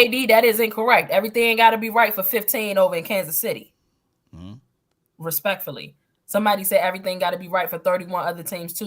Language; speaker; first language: English; native; English